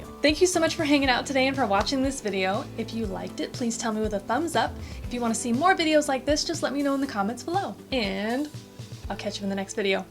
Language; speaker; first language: English; native; English